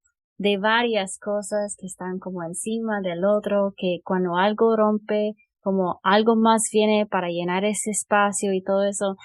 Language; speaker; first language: Spanish; non-native, fluent; English